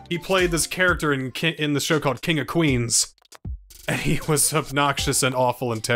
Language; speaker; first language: English; native; English